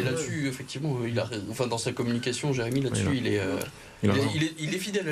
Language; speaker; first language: French; native; French